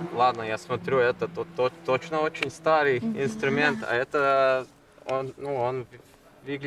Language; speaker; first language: Russian; non-native, learner; Latvian